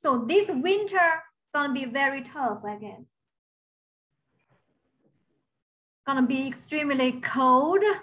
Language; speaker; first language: English; non-native, fluent; Chinese